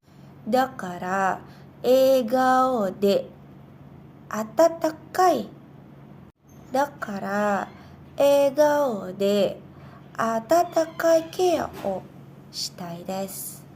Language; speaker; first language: Japanese; non-native, learner; Indonesian